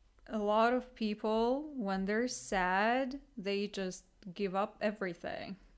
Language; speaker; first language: English; non-native, fluent; Russian